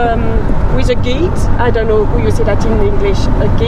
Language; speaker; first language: English; non-native, learner; French